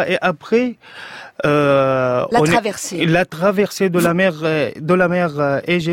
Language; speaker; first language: French; non-native, fluent; Arabic